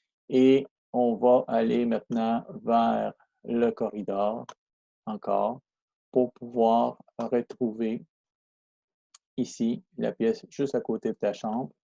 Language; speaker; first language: French; non-native, fluent; Spanish